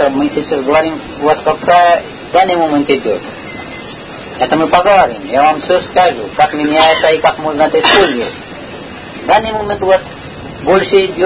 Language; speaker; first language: Russian; non-native, learner; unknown